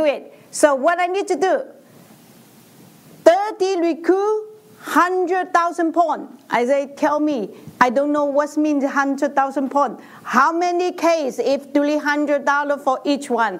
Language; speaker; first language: English; non-native, learner; Chinese